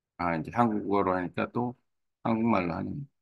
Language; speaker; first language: Korean; native; Korean